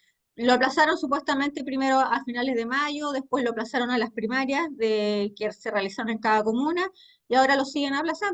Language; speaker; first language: Spanish; native; Spanish